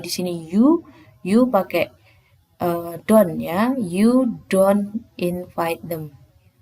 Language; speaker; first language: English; non-native, fluent; Indonesian